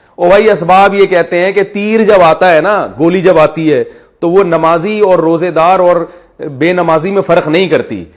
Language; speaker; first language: Urdu; native; Urdu